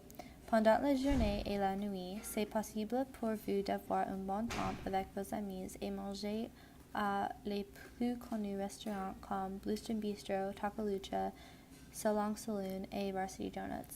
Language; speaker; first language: French; non-native, learner; English